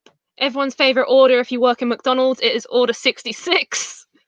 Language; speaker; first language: English; native; English